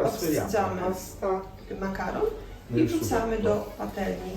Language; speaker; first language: Italian; non-native, learner; Polish